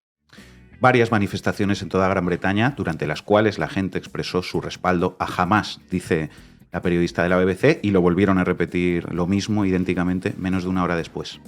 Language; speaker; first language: Spanish; native; Spanish